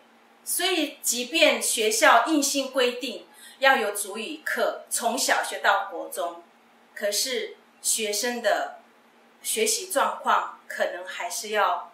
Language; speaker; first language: Chinese; non-native, local second language; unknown